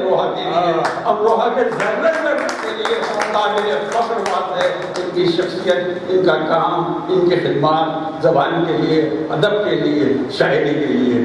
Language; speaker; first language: Urdu; native; Urdu